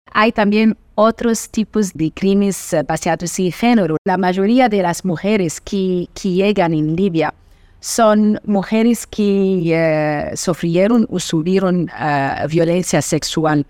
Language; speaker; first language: Spanish; non-native, fluent; Portuguese